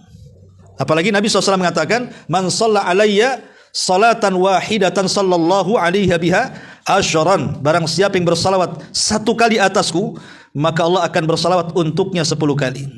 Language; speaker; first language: Indonesian; native; Indonesian